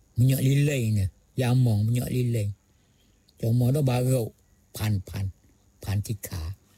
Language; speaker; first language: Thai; non-native, local second language; Pattani Malay